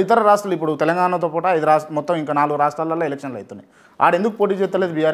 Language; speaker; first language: Telugu; native; Telugu